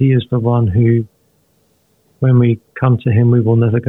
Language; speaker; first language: English; native; English